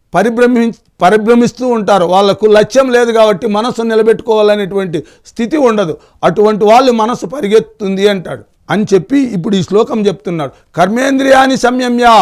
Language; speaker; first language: Telugu; native; Telugu